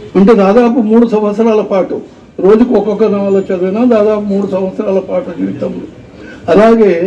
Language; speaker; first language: Telugu; native; Telugu